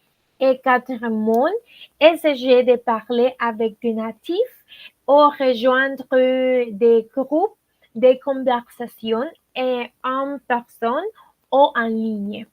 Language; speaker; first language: French; non-native, learner; Spanish